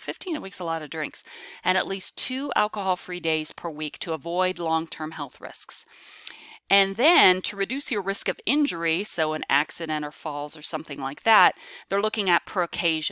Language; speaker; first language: English; native; English